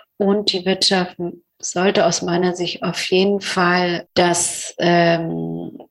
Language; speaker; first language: German; non-native, fluent; Persian